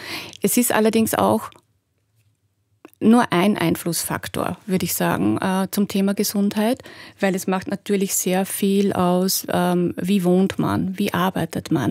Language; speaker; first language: German; native; German